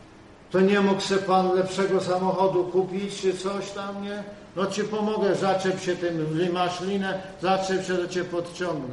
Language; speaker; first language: Polish; native; Polish